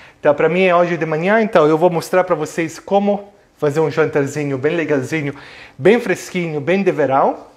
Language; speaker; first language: Portuguese; non-native, fluent; Italian